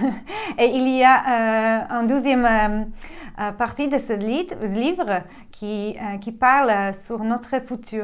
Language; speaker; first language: French; non-native, fluent; Polish